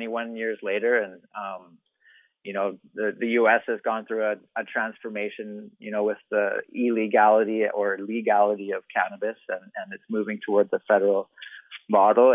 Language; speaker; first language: English; native; English